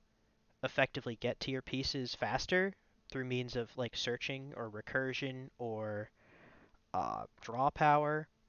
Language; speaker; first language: English; native; English